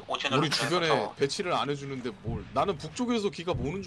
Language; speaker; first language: Korean; native; Korean